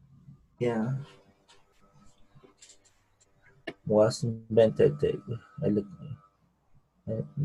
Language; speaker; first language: English; non-native, learner; Spanish